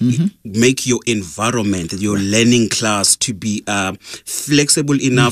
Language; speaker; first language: English; non-native, local second language; Zulu